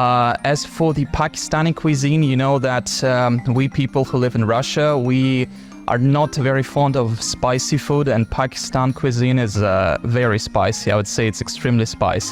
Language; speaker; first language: English; non-native, fluent; Russian